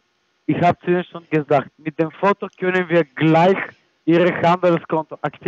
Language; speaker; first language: German; non-native, fluent; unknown